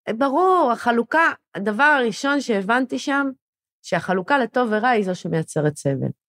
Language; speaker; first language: Hebrew; native; Hebrew